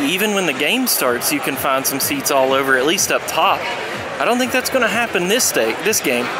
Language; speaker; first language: English; native; English